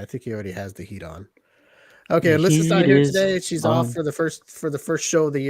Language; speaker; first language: English; native; English